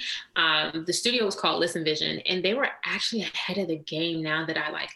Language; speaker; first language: English; native; English